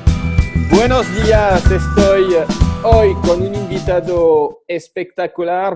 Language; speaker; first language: Spanish; non-native, fluent; French